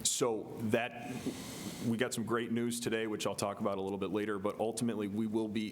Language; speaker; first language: English; native; English